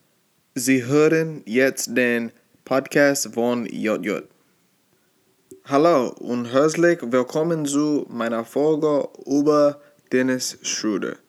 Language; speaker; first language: German; non-native, learner; English